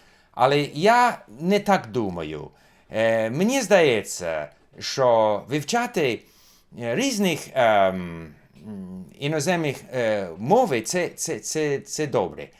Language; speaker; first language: Ukrainian; non-native, learner; English